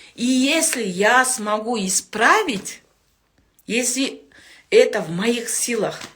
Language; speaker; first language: Russian; non-native, local second language; Kyrgyz